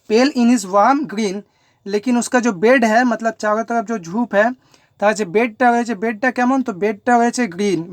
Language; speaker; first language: Hindi; non-native, local second language; Bangla